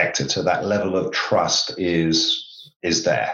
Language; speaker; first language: English; native; English